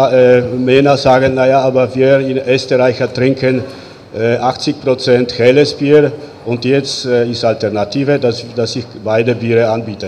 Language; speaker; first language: German; non-native, fluent; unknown